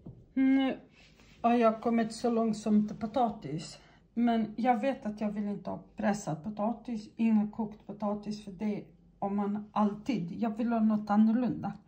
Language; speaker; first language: Swedish; non-native, fluent; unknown